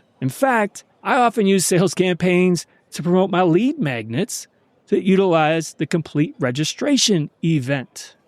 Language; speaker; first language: English; native; English